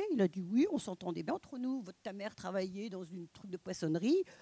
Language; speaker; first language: French; native; French